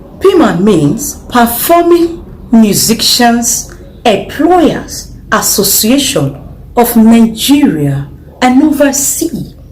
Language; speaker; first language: Nigerian Pidgin; non-native, local second language; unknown